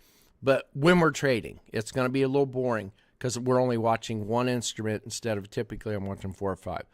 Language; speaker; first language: English; native; English